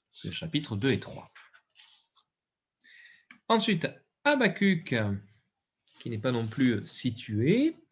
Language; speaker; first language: French; native; French